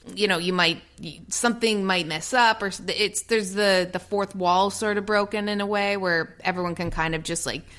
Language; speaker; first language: English; native; English